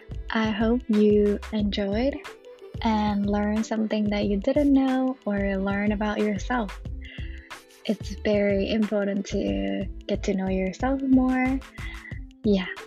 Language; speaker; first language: English; non-native, fluent; Japanese